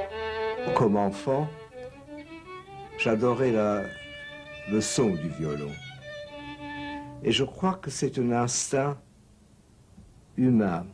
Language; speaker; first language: French; non-native, fluent; English